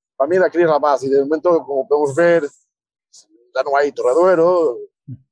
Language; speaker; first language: Spanish; early bilingual, other home language; Portuguese